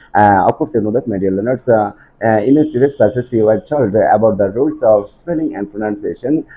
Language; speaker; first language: English; non-native, local second language; Bangla